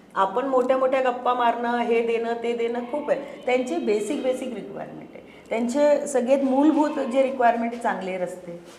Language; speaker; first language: Marathi; non-native, fluent; Hindi